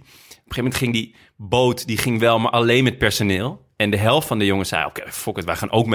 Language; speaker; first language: Dutch; native; Dutch